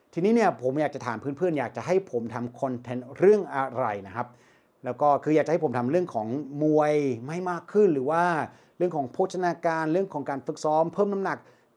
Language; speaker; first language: Thai; non-native, fluent; English